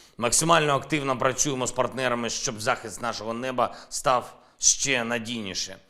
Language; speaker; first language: Ukrainian; non-native, local second language; Russian